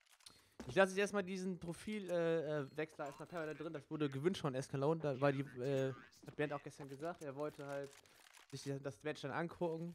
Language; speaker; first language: German; native; German